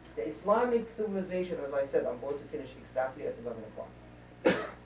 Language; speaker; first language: English; non-native, fluent; Arabic